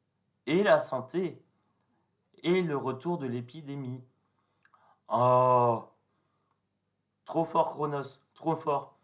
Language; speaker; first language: French; native; French